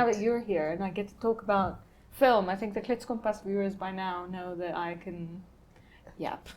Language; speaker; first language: English; non-native, local second language; Afrikaans